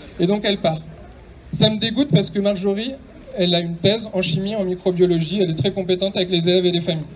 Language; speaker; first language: French; native; French